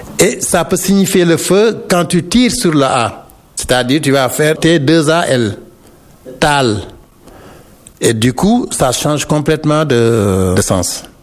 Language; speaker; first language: French; non-native, local second language; Wolof